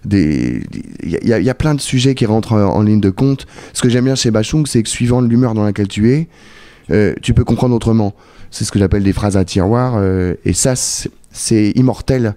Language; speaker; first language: French; native; French